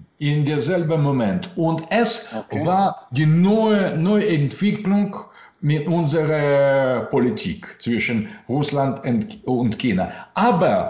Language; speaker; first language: German; non-native, learner; Russian